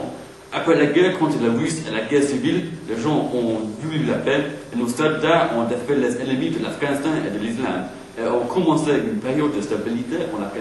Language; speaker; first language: French; non-native, learner; English